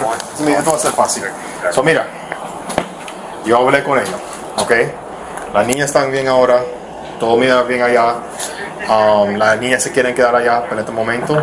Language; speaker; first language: Spanish; early bilingual, heritage; Spanish